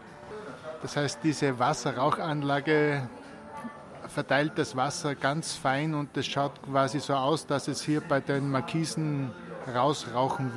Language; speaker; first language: German; native; German